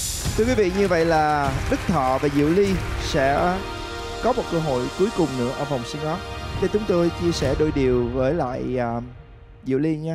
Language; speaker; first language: Vietnamese; native; Vietnamese